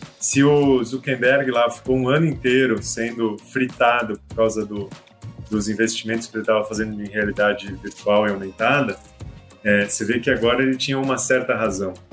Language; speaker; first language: Portuguese; native; Portuguese